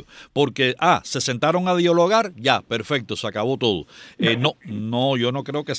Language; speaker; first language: Spanish; native; Spanish